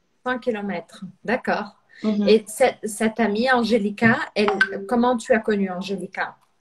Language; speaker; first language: French; non-native, fluent; Portuguese